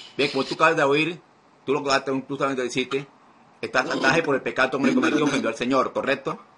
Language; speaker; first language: Spanish; native; Spanish